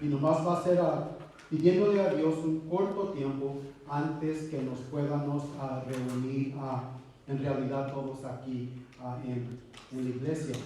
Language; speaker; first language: Spanish; early bilingual, heritage; Spanish